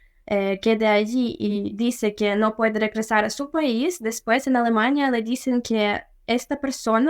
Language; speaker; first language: Spanish; non-native, fluent; Ukrainian